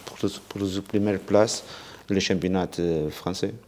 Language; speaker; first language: French; non-native, fluent; Portuguese